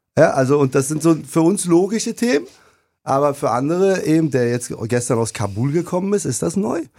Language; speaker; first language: German; non-native, fluent; Turkish